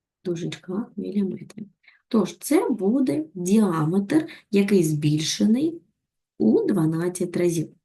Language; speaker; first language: Ukrainian; native; Ukrainian